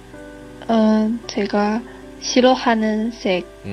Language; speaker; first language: Korean; non-native, learner; Chinese